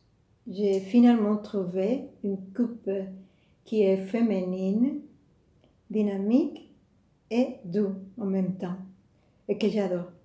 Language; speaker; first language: French; non-native, fluent; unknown